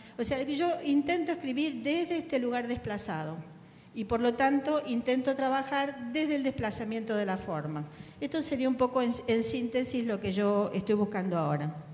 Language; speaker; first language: Spanish; native; Spanish